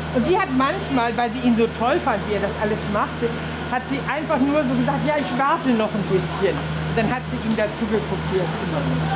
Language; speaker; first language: German; native; German